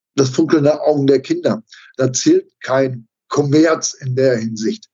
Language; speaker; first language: German; native; German